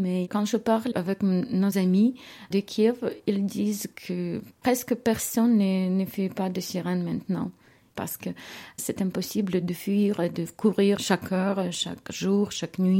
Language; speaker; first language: French; non-native, learner; Ukrainian